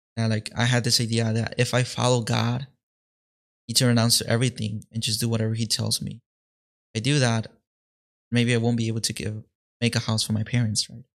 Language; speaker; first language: English; early bilingual, other home language; Spanish